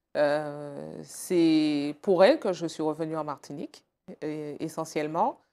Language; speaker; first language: French; native; French